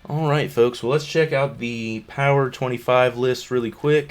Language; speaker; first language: English; native; English